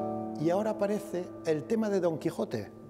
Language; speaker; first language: Spanish; native; Spanish